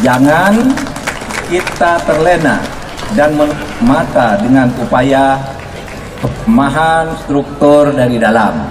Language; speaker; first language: Indonesian; native; Indonesian